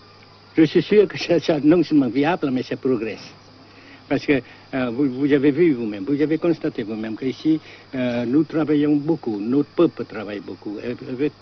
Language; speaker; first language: French; non-native, local second language; Vietnamese